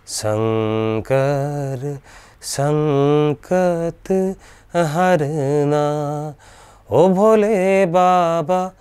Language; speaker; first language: Assamese; native; Assamese